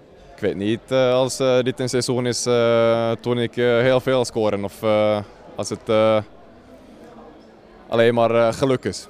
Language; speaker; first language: Dutch; non-native, fluent; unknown